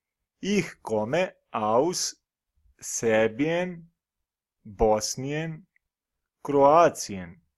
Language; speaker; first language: German; non-native, fluent; Serbian